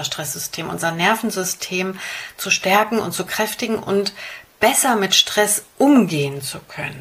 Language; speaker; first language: German; native; German